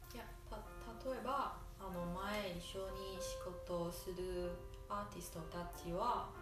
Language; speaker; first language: Japanese; non-native, learner; Chinese